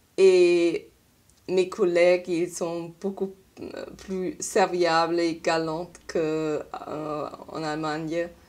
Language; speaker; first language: French; non-native, learner; German